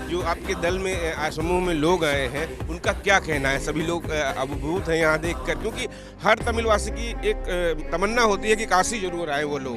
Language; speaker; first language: Hindi; native; Hindi